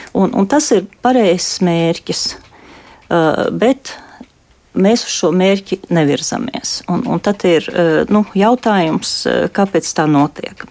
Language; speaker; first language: Latvian; native; Latvian